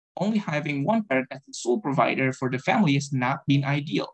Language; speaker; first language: English; non-native, fluent; Indonesian